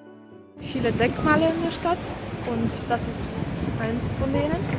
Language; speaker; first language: German; non-native, learner; Serbian